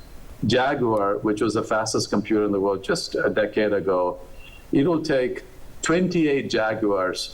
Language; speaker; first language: English; non-native, local second language; Malayalam